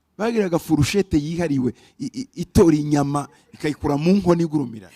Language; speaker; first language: Kinyarwanda; early bilingual, heritage; Kinyarwanda